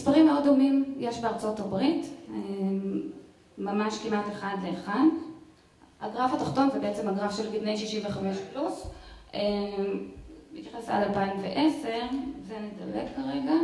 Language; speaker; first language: Hebrew; native; Hebrew